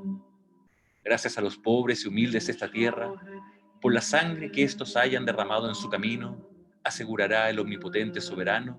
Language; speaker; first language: Spanish; native; Spanish